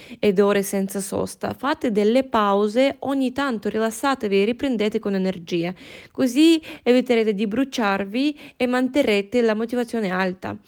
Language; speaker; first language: Italian; non-native, fluent; Russian